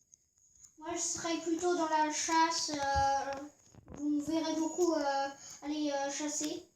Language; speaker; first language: French; native; French